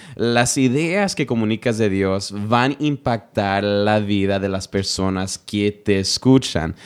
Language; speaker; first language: Spanish; early bilingual, heritage; Spanish